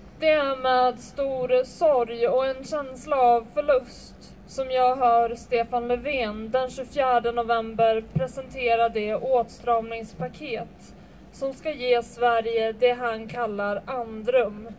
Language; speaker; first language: Swedish; early bilingual, other home language; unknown